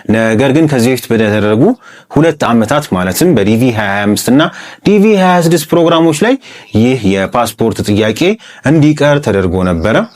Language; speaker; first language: Amharic; native; Amharic